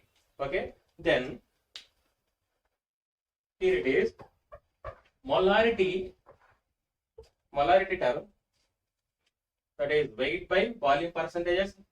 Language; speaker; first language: English; non-native, local second language; Telugu